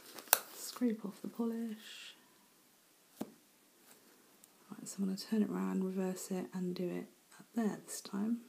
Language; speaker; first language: English; native; English